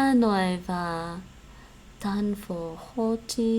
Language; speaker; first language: Vietnamese; non-native, learner; English